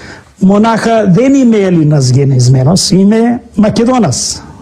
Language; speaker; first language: Greek; non-native, local second language; Macedonian